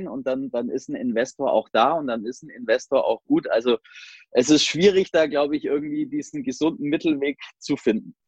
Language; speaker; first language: German; native; German